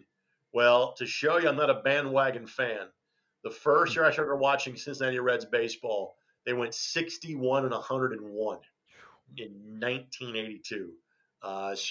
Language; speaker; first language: English; native; English